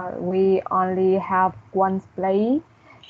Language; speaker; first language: English; non-native, learner; Vietnamese